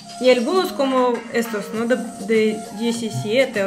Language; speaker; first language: Spanish; non-native, learner; Russian